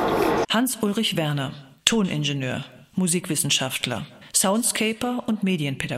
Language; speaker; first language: German; native; German